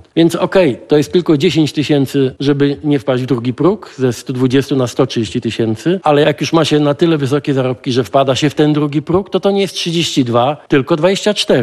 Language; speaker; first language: Polish; native; Polish